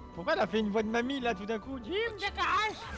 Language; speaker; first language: French; native; French